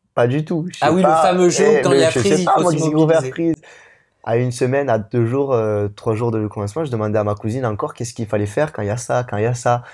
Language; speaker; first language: French; native; French